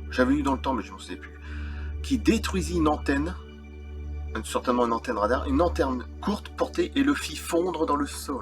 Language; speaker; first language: French; native; French